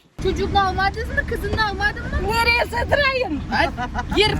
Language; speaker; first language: Turkish; non-native, learner; Russian